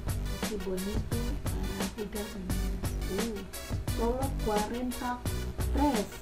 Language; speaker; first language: Spanish; non-native, learner; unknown